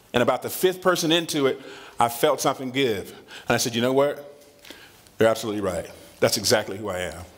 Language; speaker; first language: English; native; English